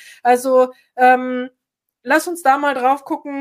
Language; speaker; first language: German; native; German